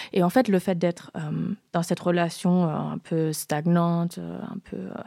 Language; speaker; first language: French; non-native, fluent; German